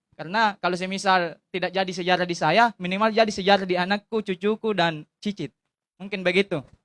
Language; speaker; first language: Indonesian; native; Indonesian